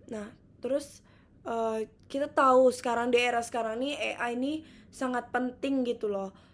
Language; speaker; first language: Indonesian; native; Indonesian